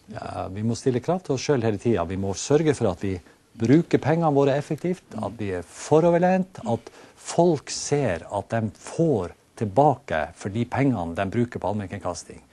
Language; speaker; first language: Norwegian; native; Norwegian